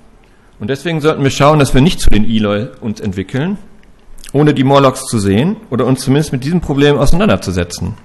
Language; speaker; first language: German; native; German